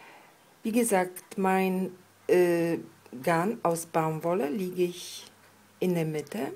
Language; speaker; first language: German; non-native, fluent; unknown